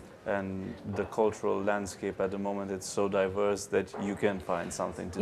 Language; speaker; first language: English; non-native, fluent; Romanian